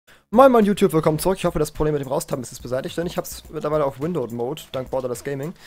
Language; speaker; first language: German; native; German